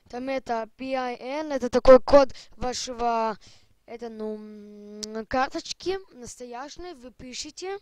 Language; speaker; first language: Russian; early bilingual, heritage; Russian